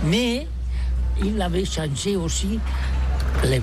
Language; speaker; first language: French; non-native, learner; Catalan